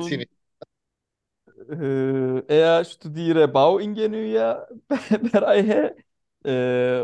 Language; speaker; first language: German; non-native, learner; Turkish